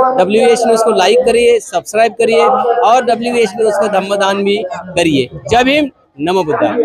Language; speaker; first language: Hindi; non-native, local second language; Marathi